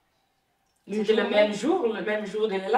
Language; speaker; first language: French; non-native, learner; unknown